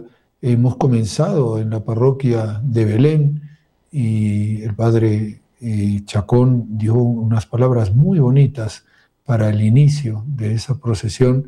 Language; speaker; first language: Spanish; native; Spanish